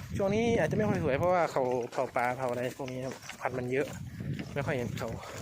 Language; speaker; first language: Thai; non-native, local second language; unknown